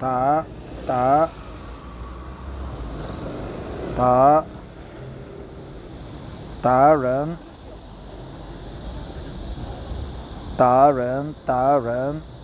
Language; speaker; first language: Chinese; non-native, learner; Korean